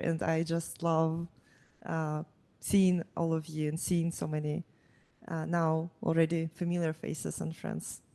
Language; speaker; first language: English; non-native, fluent; Russian